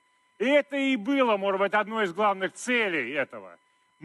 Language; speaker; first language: Russian; native; Russian